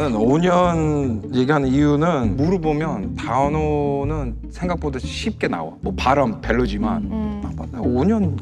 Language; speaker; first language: Korean; early bilingual, heritage; English